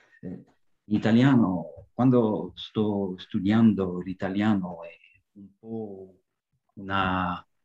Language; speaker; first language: Italian; non-native, learner; French